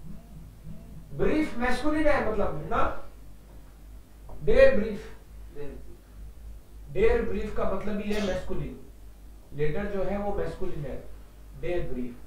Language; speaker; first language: Hindi; native; Hindi